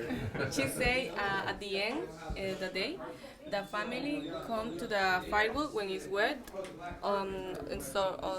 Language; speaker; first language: English; non-native, fluent; Spanish